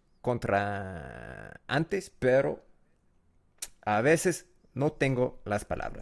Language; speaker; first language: Spanish; non-native, learner; English